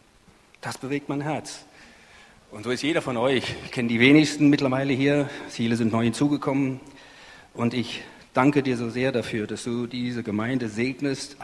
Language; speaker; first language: German; native; German